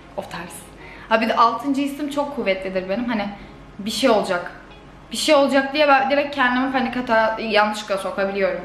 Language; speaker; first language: Turkish; native; Turkish